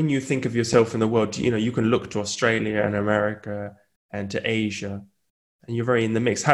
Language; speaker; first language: English; native; English